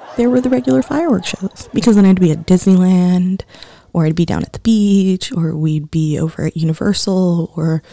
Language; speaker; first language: English; native; English